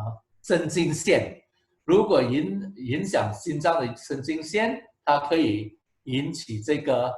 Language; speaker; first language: Chinese; non-native, local second language; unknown